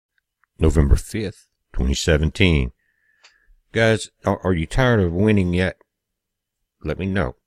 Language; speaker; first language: English; native; English